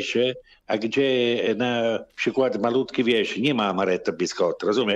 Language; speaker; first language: Polish; non-native, learner; Italian